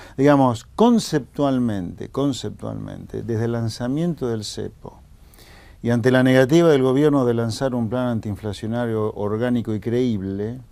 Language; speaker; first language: Spanish; native; Spanish